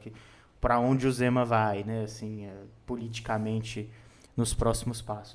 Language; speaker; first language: Portuguese; native; Portuguese